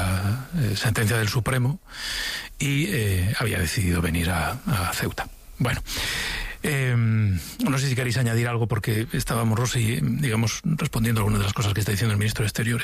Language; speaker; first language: Spanish; native; Spanish